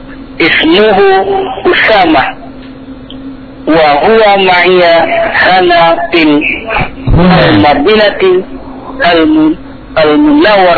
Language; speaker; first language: Arabic; non-native, learner; Indonesian